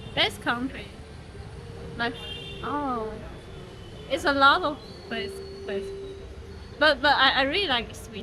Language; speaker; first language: English; non-native, learner; Chinese